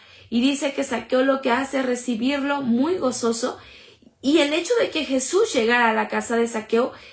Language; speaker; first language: Spanish; native; Spanish